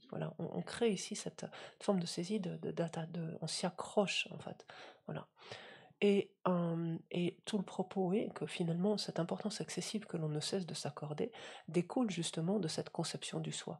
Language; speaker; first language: French; native; French